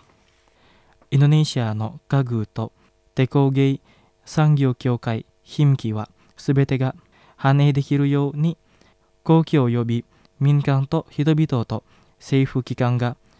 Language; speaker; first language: Japanese; non-native, fluent; Indonesian